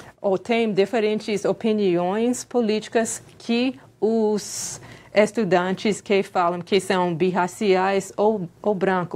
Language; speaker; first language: Portuguese; non-native, fluent; English